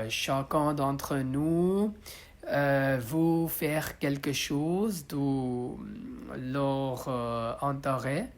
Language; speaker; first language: French; non-native, learner; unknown